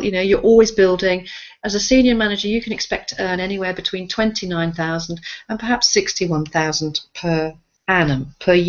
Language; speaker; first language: English; native; English